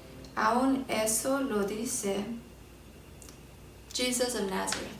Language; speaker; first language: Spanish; early bilingual, heritage; Spanish